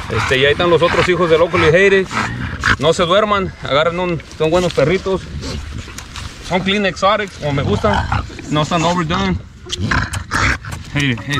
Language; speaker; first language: Spanish; early bilingual, heritage; Spanish